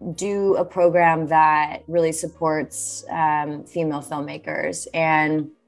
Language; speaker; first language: English; native; English